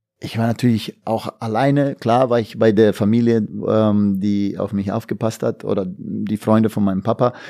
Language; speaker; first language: German; non-native, fluent; Bosnian